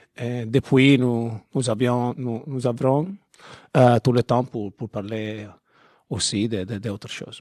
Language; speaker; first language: French; non-native, learner; Italian